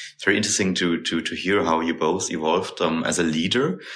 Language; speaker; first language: English; non-native, fluent; German